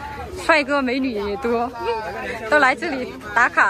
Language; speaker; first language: Chinese; non-native, fluent; Vietnamese